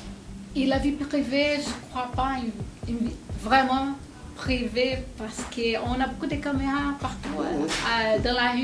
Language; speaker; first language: French; non-native, fluent; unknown